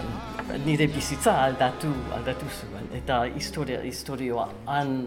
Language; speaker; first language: Basque; non-native, learner; English